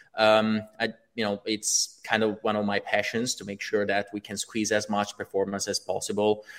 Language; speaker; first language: English; non-native, fluent; Italian